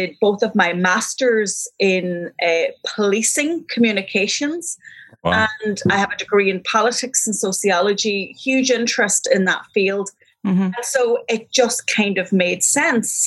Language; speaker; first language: English; native; English